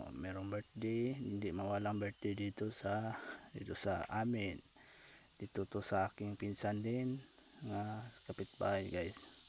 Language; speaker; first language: Filipino; non-native, local second language; Cebuano